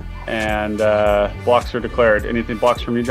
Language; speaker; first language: English; native; English